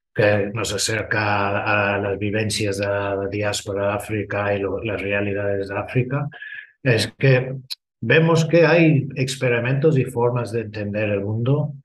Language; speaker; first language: Spanish; non-native, fluent; English